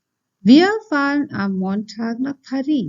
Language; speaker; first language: German; non-native, fluent; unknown